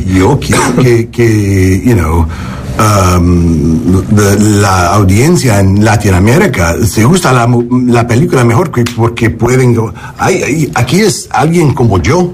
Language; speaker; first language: Spanish; non-native, learner; English